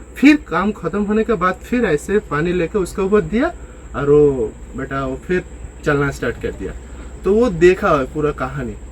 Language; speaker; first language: Hindi; non-native, local second language; Bangla